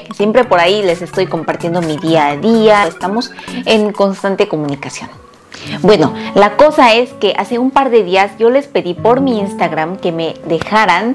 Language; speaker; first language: Spanish; early bilingual, other home language; Korean